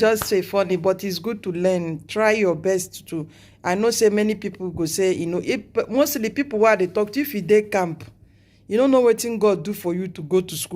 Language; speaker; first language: English; non-native, local second language; Nigerian Pidgin